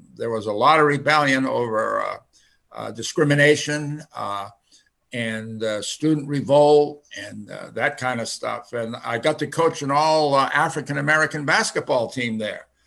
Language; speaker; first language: English; early bilingual, other home language; Finnish